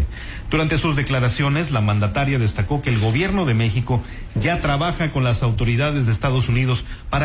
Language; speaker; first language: Spanish; native; Spanish